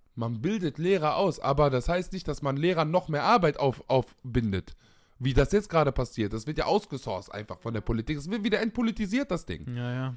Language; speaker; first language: German; early bilingual, other home language; Arabic